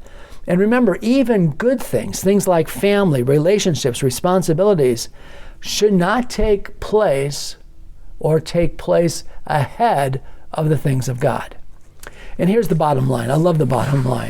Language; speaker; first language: English; native; English